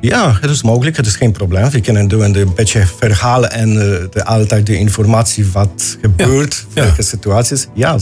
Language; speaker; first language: Dutch; non-native, learner; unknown